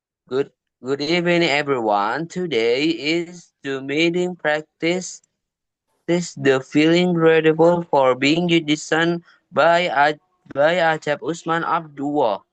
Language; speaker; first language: English; non-native, learner; Indonesian